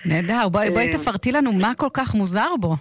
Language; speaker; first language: Hebrew; native; Hebrew